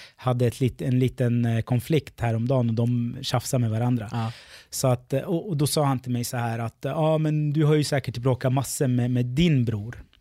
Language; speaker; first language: Swedish; early bilingual, other home language; Arabic